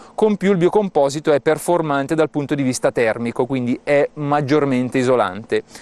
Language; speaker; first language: Italian; native; Italian